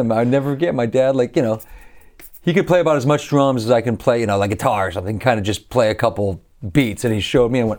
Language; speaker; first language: English; native; English